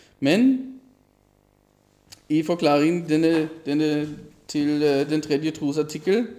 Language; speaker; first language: Norwegian; non-native, fluent; German